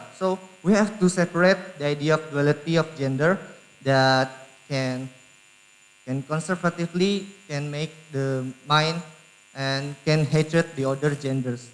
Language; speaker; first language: English; non-native, learner; Indonesian